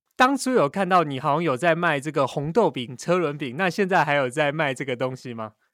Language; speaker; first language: Chinese; native; Chinese